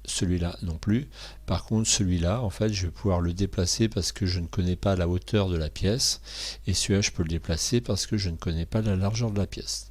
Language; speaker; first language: French; native; French